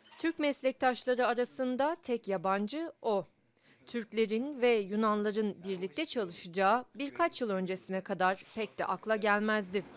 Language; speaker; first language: Turkish; native; Turkish